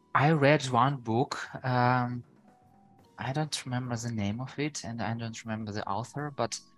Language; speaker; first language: English; non-native, fluent; Ukrainian